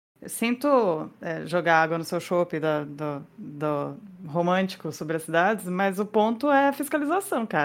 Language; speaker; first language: Portuguese; native; Portuguese